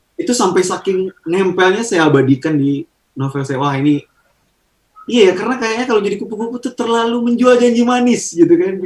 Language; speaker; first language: Indonesian; non-native, local second language; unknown